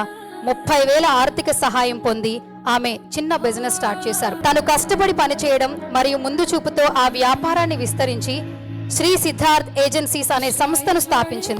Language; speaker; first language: Telugu; native; Telugu